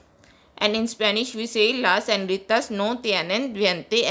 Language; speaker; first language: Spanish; non-native, learner; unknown